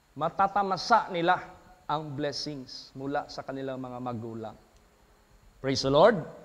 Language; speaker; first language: Filipino; native; Filipino